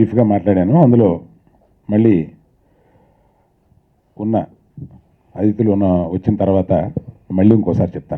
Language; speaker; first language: Telugu; native; Telugu